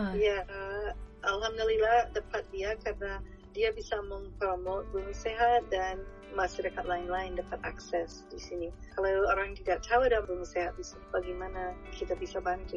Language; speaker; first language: Indonesian; non-native, fluent; English